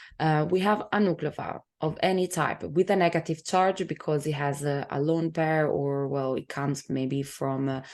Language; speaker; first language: English; non-native, fluent; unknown